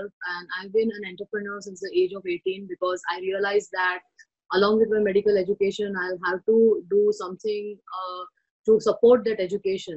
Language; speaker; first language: English; non-native, local second language; Marathi